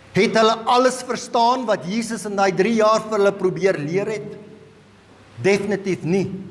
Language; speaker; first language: Afrikaans; non-native, local second language; English